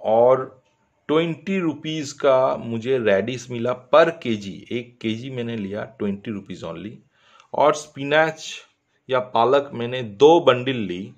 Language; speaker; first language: Hindi; non-native, local second language; Bangla